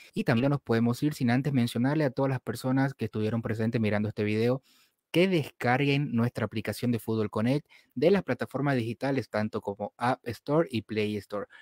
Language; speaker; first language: Spanish; native; Spanish